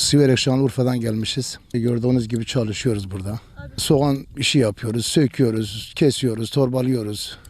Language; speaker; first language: Turkish; non-native, local second language; Kurdish